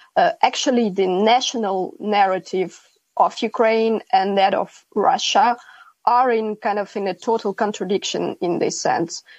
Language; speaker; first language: English; non-native, fluent; Ukrainian